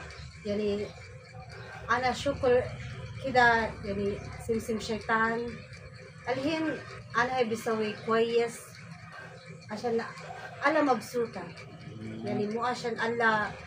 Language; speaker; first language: Arabic; non-native, learner; Filipino